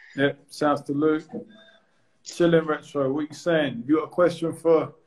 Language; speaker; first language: English; native; English